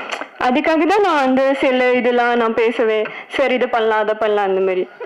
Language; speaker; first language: Tamil; non-native, learner; Bangla